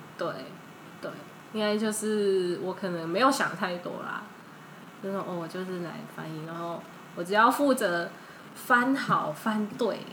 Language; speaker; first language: Chinese; early bilingual, heritage; Chinese